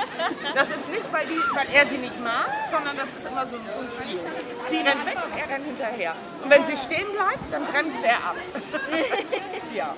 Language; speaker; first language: German; native; German